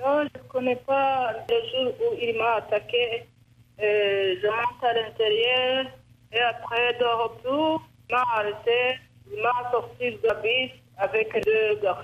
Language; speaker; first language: French; non-native, learner; Rundi